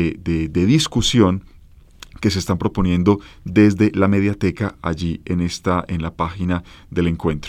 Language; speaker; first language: Spanish; native; Spanish